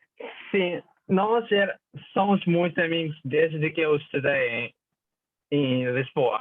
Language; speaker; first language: Portuguese; non-native, fluent; Japanese